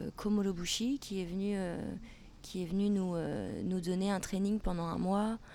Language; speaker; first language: French; native; French